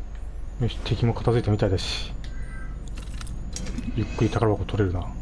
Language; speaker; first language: Japanese; native; Japanese